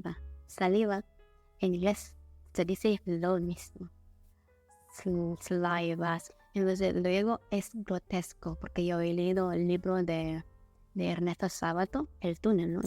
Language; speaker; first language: Spanish; non-native, learner; Indonesian